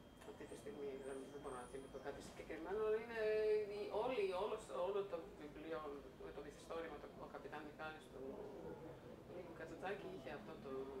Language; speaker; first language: Greek; non-native, fluent; Croatian